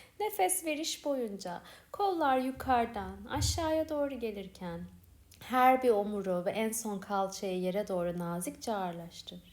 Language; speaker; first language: Turkish; native; Turkish